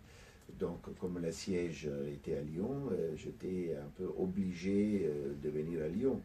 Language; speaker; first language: French; non-native, fluent; Italian